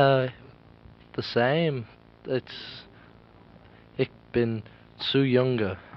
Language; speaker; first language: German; non-native, learner; English